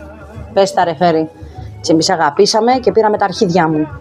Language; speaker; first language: Greek; native; Greek